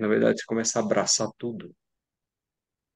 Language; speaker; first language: Portuguese; native; Portuguese